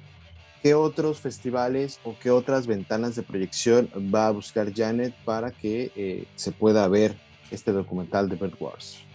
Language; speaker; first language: Spanish; native; Spanish